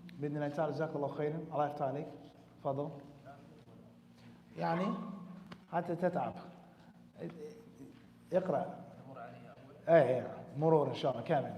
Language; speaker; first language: Arabic; non-native, fluent; English